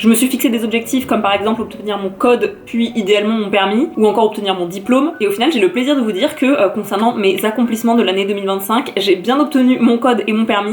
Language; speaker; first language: French; native; French